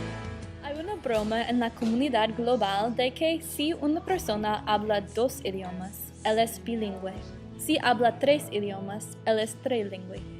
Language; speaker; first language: Spanish; non-native, learner; English